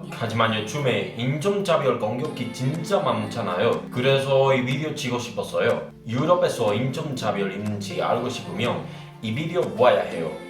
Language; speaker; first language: Korean; non-native, learner; Spanish